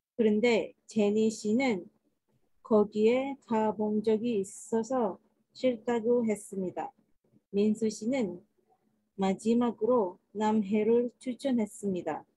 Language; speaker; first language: Korean; non-native, learner; Malay